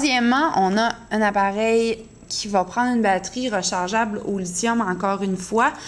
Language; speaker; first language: French; native; French